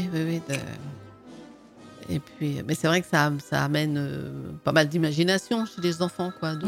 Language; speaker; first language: French; native; French